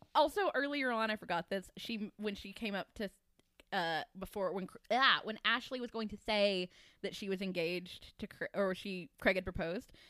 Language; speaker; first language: English; native; English